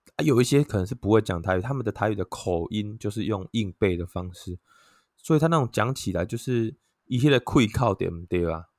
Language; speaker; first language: Chinese; non-native, local second language; Min Nan Chinese